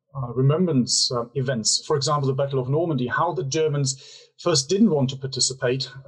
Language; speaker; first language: English; non-native, fluent; German